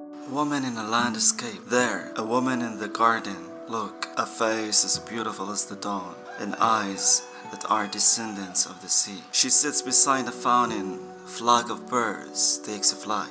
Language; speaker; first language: English; early bilingual, other home language; Arabic